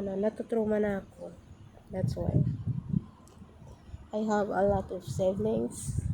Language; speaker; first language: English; non-native, local second language; Filipino